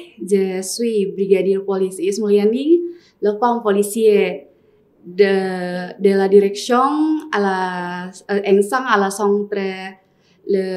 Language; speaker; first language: French; non-native, learner; Indonesian